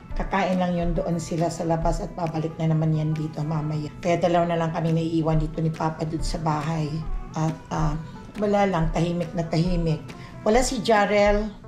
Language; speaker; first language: Filipino; non-native, local second language; Aklanon